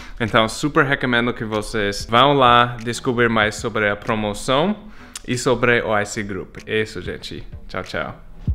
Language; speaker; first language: Portuguese; non-native, fluent; English